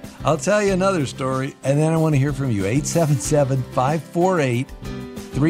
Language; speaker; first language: English; native; English